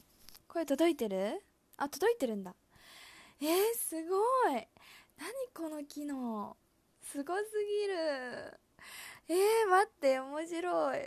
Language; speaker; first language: Japanese; native; Japanese